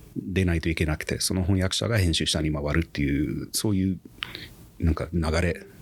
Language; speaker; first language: Japanese; non-native, fluent; English